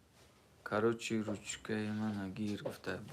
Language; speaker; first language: Russian; non-native, fluent; Tajik